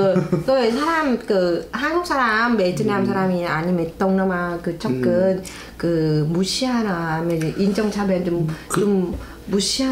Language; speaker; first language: Korean; non-native, learner; Vietnamese